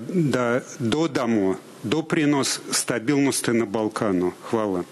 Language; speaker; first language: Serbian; non-native, fluent; Russian